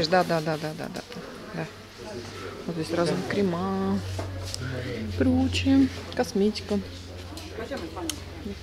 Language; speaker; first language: Russian; native; Russian